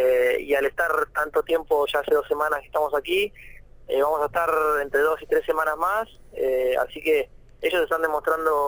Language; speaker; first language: Spanish; native; Spanish